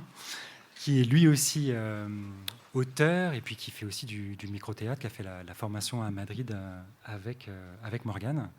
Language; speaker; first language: French; native; French